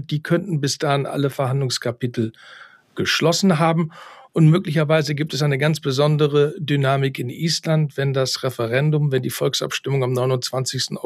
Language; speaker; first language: German; native; German